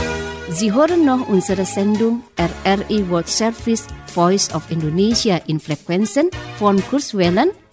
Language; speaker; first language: German; non-native, fluent; Indonesian